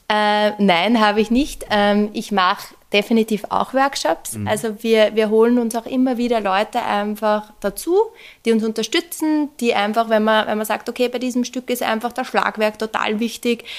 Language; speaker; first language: German; native; German